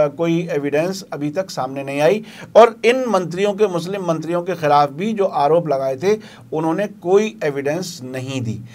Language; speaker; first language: Urdu; native; Urdu